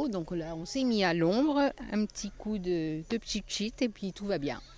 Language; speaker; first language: French; native; French